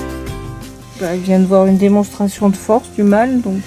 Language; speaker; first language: French; native; French